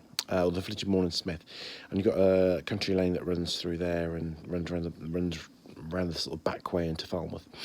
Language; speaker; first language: English; native; English